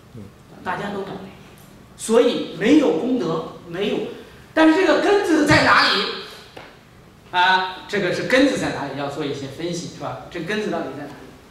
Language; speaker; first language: Chinese; native; Chinese